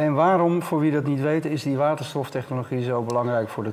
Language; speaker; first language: Dutch; native; Dutch